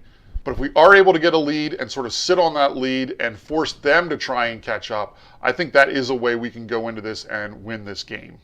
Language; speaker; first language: English; native; English